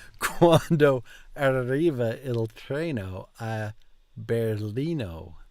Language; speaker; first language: Italian; non-native, learner; English